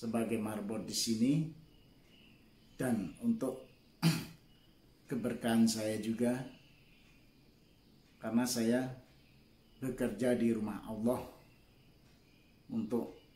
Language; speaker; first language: Indonesian; non-native, local second language; Javanese